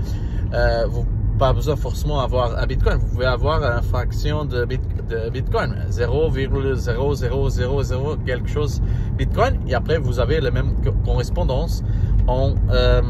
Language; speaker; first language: French; non-native, learner; Portuguese